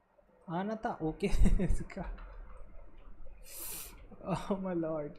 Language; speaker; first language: Japanese; non-native, learner; Hindi